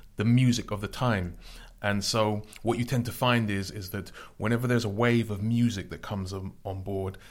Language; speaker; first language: English; native; English